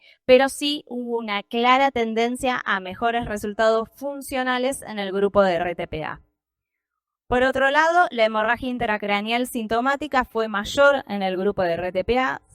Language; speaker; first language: Spanish; native; Spanish